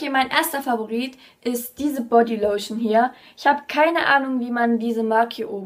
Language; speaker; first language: German; native; German